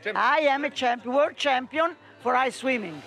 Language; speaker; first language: English; non-native, learner; Italian